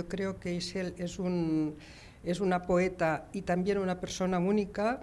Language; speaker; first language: Spanish; native; Spanish